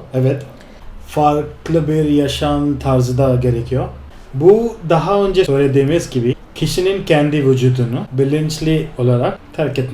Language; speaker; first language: Turkish; non-native, fluent; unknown